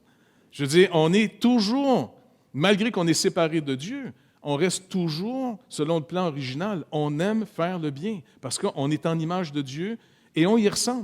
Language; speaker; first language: French; native; French